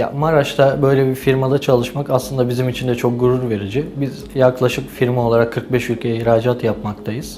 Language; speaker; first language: Turkish; native; Turkish